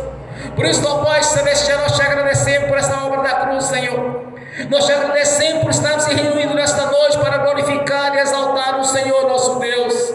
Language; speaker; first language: Portuguese; native; Portuguese